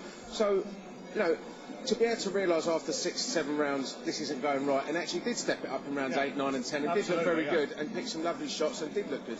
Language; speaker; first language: English; native; English